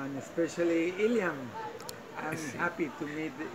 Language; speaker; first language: English; non-native, fluent; Spanish